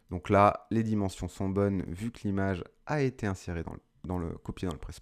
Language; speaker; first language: French; native; French